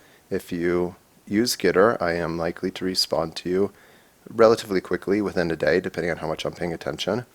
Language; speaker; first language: English; native; English